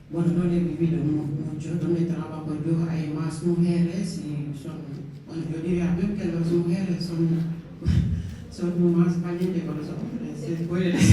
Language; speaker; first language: Spanish; non-native, local second language; Wolof